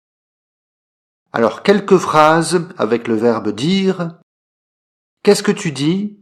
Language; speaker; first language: French; native; French